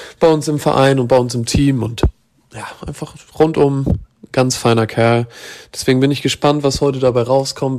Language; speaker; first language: German; native; German